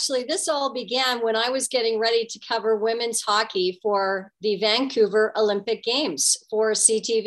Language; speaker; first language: English; native; English